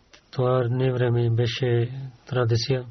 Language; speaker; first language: Bulgarian; non-native, learner; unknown